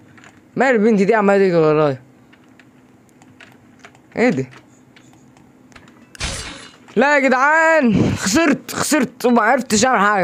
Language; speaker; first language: Arabic; native; Arabic